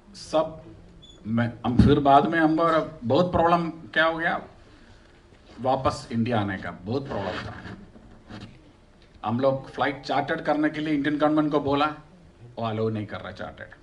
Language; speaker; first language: Hindi; non-native, local second language; Malayalam